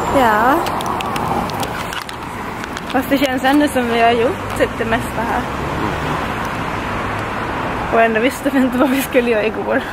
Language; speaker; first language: Swedish; native; Swedish